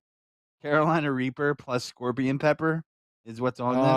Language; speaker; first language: English; native; English